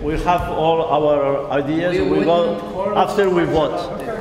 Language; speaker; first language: English; non-native, learner; Spanish